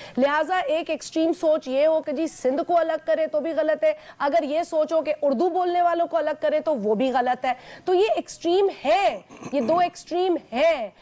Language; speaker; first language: Urdu; non-native, local second language; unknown